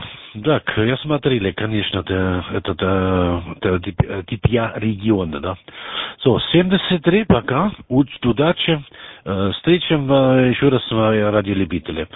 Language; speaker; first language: Russian; non-native, learner; German